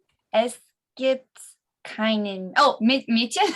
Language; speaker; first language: German; non-native, learner; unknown